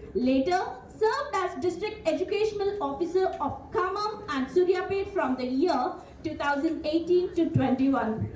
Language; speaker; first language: English; non-native, local second language; Telugu